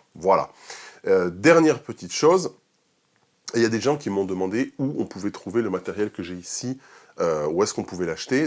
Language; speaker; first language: French; native; French